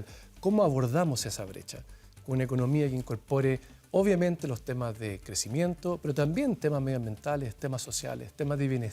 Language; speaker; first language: Spanish; native; Spanish